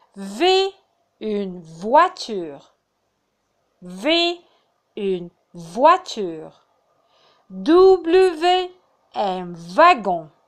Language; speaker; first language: French; non-native, fluent; Arabic